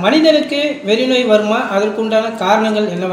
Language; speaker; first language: Tamil; native; Tamil